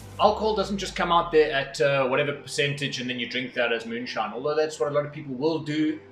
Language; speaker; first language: English; native; English